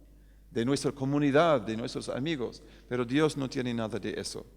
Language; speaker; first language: Spanish; non-native, fluent; English